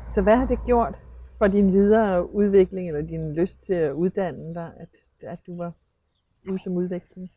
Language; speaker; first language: Danish; native; Danish